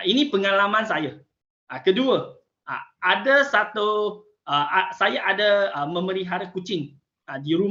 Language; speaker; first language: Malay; non-native, local second language; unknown